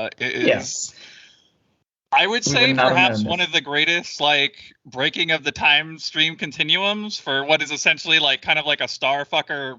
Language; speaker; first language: English; native; English